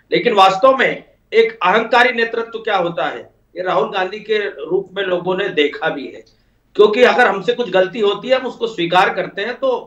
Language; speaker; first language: Hindi; native; Hindi